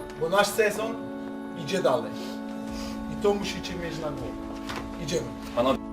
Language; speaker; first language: Polish; non-native, fluent; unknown